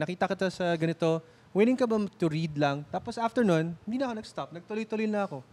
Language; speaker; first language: Filipino; native; Filipino